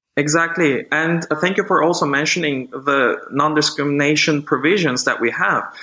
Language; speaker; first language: English; non-native, fluent; Turkish